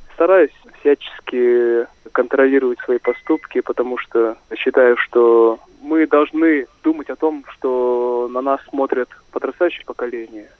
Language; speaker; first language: Russian; non-native, local second language; Kazakh